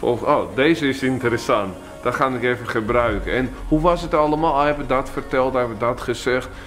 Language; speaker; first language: Dutch; non-native, fluent; Georgian